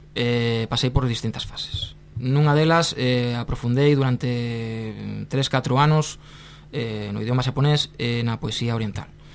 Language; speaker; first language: Galician; non-native, local second language; Spanish